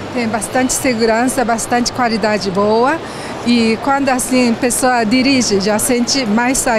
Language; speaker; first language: Portuguese; non-native, learner; Japanese